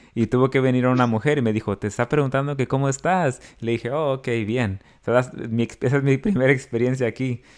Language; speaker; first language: Spanish; early bilingual, other home language; English